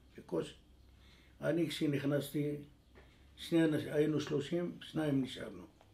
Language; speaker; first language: Hebrew; non-native, fluent; French